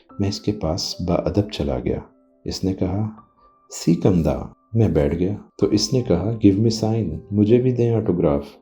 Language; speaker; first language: Urdu; non-native, local second language; Punjabi